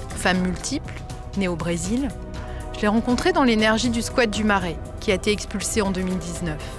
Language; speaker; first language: French; native; French